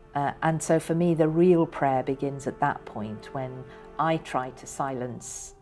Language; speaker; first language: English; early bilingual, other home language; Persian